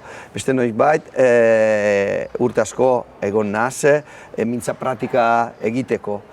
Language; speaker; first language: Basque; non-native, learner; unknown